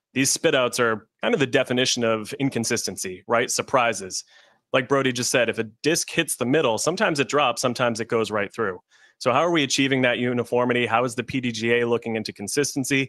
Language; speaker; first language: English; native; English